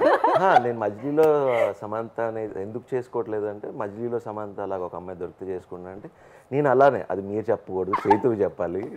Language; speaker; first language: Telugu; native; Telugu